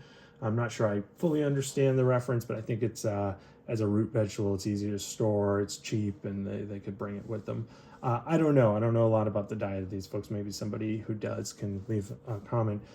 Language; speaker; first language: English; native; English